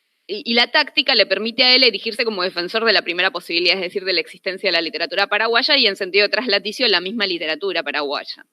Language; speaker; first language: Spanish; native; Spanish